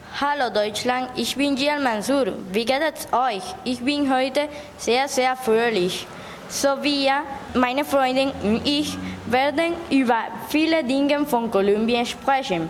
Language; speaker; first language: German; non-native, learner; Spanish